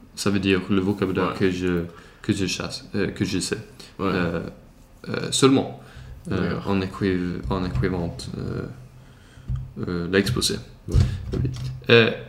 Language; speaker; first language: French; non-native, learner; Swedish